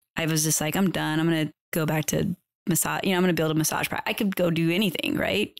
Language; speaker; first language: English; native; English